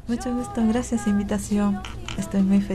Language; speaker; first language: Spanish; non-native, fluent; Japanese